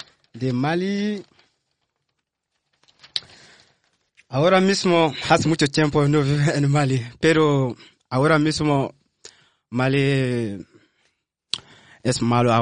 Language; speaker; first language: Spanish; non-native, learner; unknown